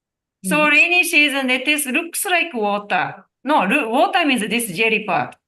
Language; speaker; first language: English; non-native, learner; Japanese